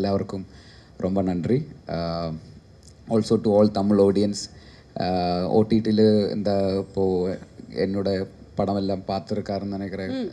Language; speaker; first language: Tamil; non-native, learner; Malayalam